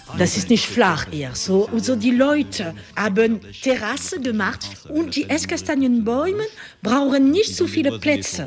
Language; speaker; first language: German; non-native, fluent; French